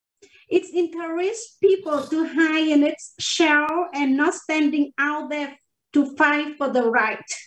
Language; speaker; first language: English; non-native, learner; Vietnamese